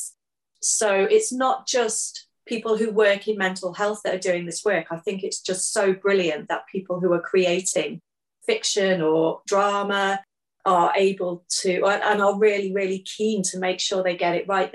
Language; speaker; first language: English; native; English